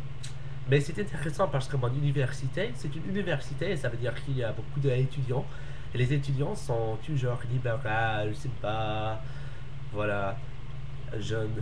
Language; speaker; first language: French; non-native, learner; English